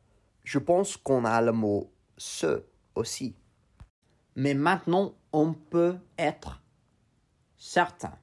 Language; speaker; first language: French; non-native, fluent; English